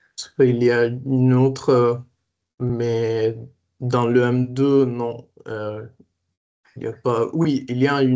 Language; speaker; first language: French; non-native, fluent; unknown